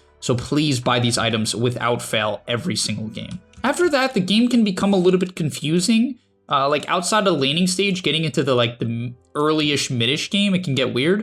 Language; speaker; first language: English; native; English